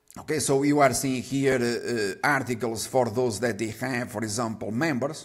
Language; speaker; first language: English; non-native, fluent; Portuguese